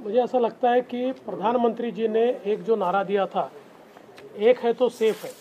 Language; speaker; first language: Hindi; non-native, local second language; Marathi